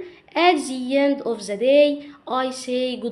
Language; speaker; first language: English; non-native, fluent; Arabic